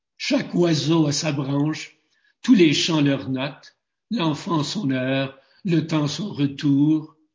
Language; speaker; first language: French; native; French